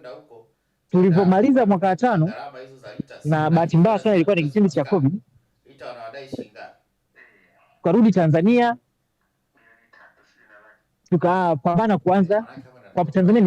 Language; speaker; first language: Swahili; native; Swahili